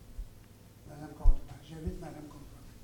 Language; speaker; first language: French; native; French